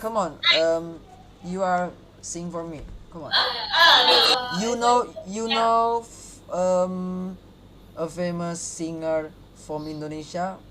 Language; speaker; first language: English; non-native, learner; Hakka Chinese